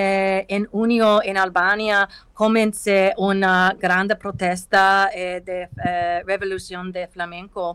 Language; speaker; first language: Spanish; non-native, learner; English